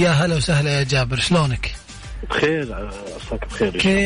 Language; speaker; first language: Arabic; native; Arabic